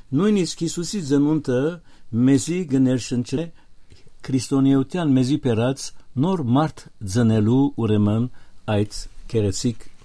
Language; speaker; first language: Armenian; native; Armenian